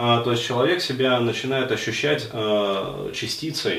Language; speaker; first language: Russian; native; Russian